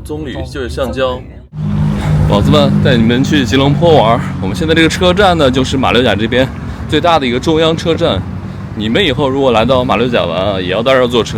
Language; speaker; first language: Chinese; native; Chinese